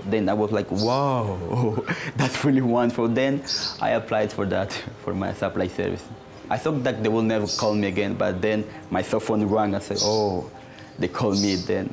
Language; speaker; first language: English; non-native, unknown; Portuguese